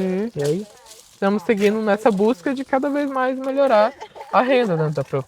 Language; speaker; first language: Portuguese; native; Portuguese